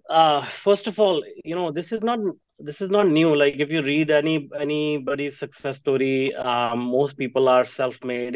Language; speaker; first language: English; non-native, local second language; Punjabi